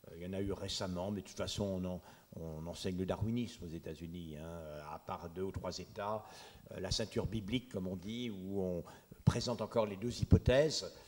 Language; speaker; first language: French; native; French